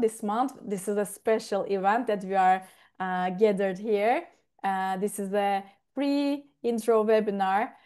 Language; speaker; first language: English; non-native, fluent; Turkish